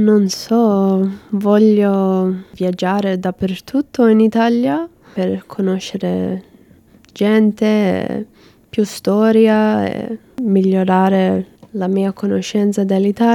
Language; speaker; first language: Italian; non-native, learner; English